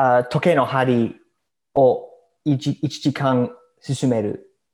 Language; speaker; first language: Japanese; non-native, learner; English